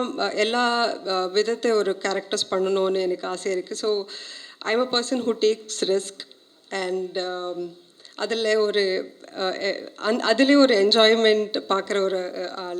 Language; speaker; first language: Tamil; non-native, learner; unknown